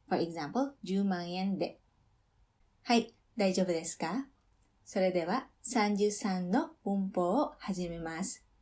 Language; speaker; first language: Japanese; non-native, fluent; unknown